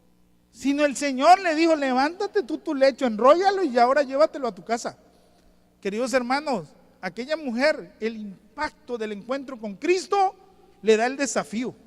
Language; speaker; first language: Spanish; native; Spanish